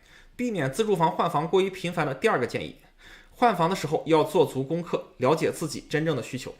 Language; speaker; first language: Chinese; native; Chinese